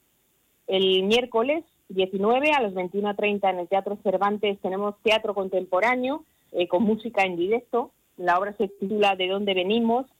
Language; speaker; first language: Spanish; native; Spanish